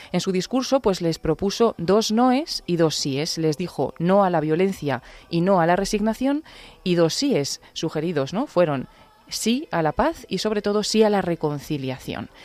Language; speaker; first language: Spanish; native; Spanish